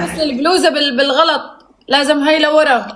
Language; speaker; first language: Arabic; native; Arabic